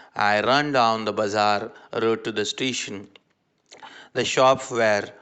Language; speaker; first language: English; non-native, local second language; Marathi